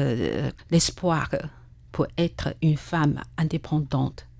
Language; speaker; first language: French; non-native, learner; Chinese